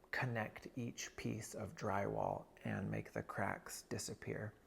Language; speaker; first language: English; native; English